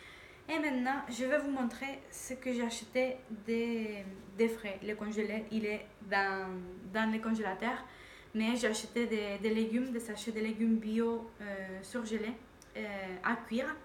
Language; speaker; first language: French; non-native, fluent; Spanish